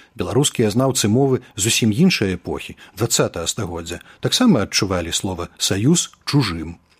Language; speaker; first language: Belarusian; native; Belarusian